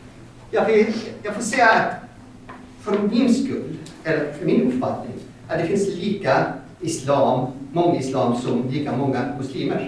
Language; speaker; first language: Swedish; non-native, fluent; Arabic